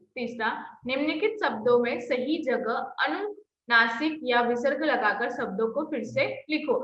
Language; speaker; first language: Hindi; non-native, local second language; Marathi